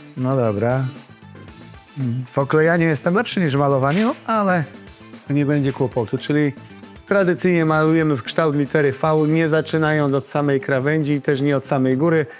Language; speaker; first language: Polish; native; Polish